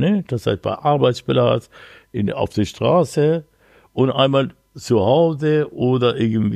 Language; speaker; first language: German; non-native, learner; Persian